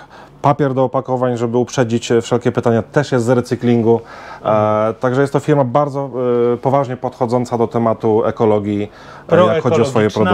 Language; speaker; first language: Polish; native; Polish